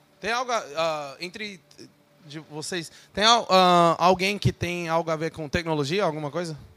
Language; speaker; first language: Portuguese; non-native, fluent; English